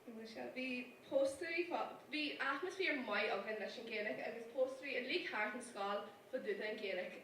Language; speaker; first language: Irish; native; Irish